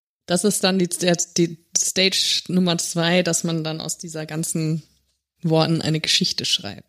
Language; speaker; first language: German; native; German